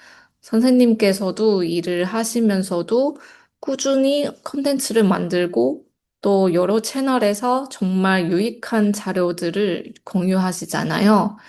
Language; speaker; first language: Korean; non-native, fluent; Chinese